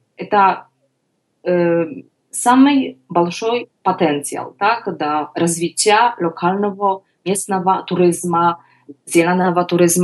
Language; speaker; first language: Russian; non-native, learner; Polish